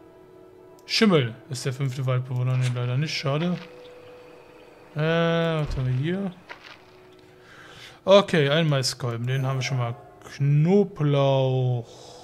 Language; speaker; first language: German; native; German